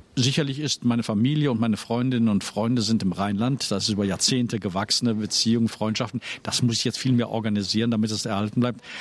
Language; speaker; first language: German; native; German